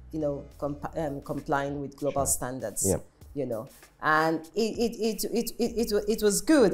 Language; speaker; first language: English; non-native, local second language; Yoruba